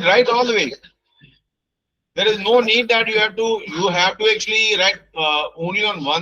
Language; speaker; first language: English; non-native, local second language; Hindi